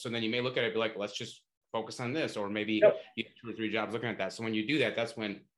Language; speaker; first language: English; native; English